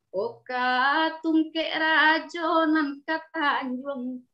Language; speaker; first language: Indonesian; native; Indonesian